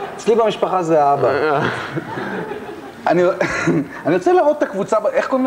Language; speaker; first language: Hebrew; native; Hebrew